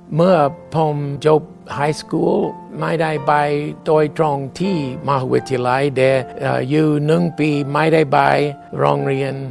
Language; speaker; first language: Thai; non-native, learner; English